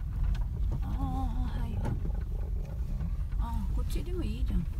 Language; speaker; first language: Japanese; non-native, learner; Filipino